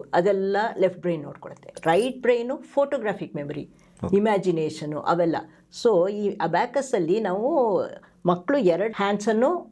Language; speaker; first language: Kannada; native; Kannada